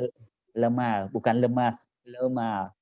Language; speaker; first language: Indonesian; non-native, learner; Khmer